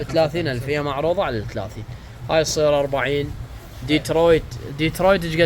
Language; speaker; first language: Arabic; native; Arabic